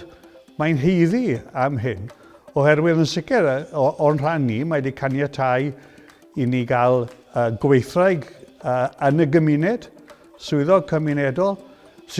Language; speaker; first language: Welsh; native; Welsh